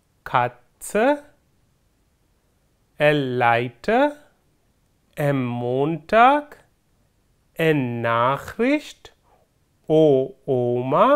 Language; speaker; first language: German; non-native, fluent; Hindi